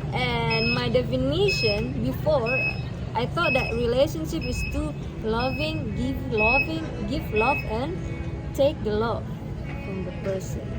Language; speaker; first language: English; non-native, fluent; Indonesian